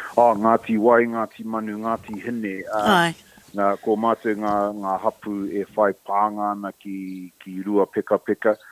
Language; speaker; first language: Māori; non-native, local second language; English